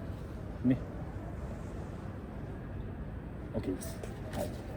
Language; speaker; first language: Japanese; native; Japanese